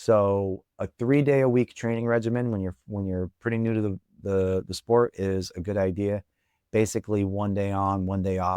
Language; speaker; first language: English; native; English